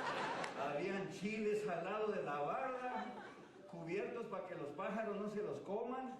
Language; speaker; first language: Spanish; early bilingual, heritage; Spanish